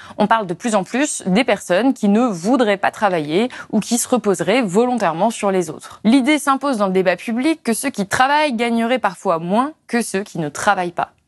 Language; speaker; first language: French; native; French